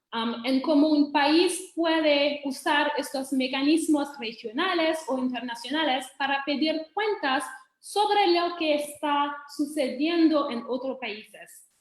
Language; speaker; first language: Spanish; non-native, fluent; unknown